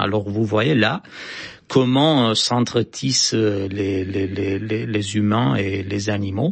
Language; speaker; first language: French; non-native, fluent; Romanian